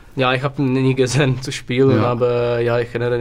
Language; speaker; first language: German; non-native, learner; Czech